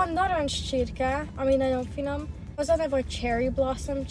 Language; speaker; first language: Hungarian; early bilingual, heritage; Hungarian